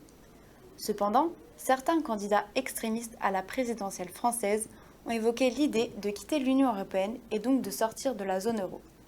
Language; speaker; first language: French; native; French